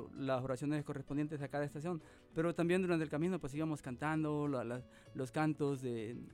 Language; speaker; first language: Spanish; native; Spanish